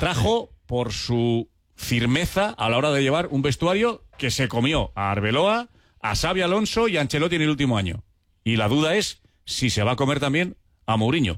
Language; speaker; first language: Spanish; native; Spanish